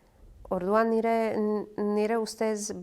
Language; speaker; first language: Basque; non-native, learner; Croatian